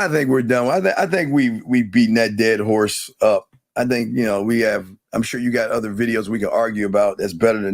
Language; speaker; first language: English; native; English